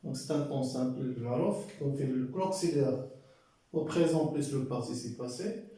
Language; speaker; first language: French; non-native, local second language; Arabic